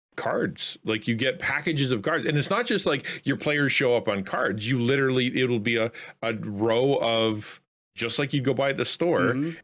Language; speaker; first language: English; native; English